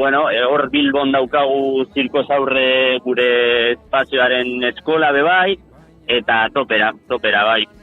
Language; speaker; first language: Basque; non-native, local second language; Spanish